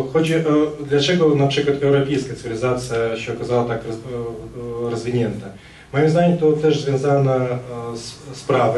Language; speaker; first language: Polish; non-native, fluent; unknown